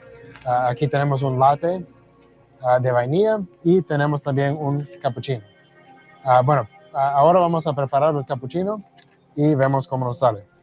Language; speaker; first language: Spanish; early bilingual, heritage; Spanish